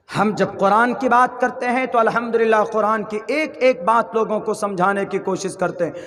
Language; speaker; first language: Urdu; native; Urdu